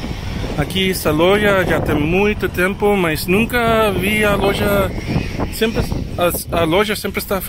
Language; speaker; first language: Portuguese; non-native, learner; English